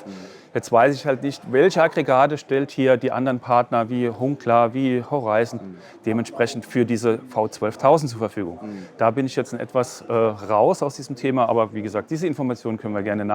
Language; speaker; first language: German; native; German